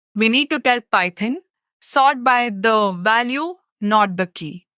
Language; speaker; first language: English; non-native, local second language; Telugu